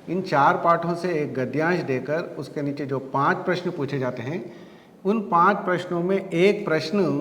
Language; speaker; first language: Hindi; non-native, local second language; Telugu